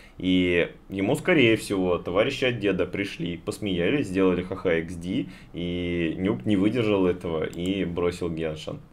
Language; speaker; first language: Russian; native; Russian